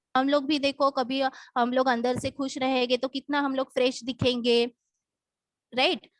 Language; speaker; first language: Hindi; non-native, local second language; Marathi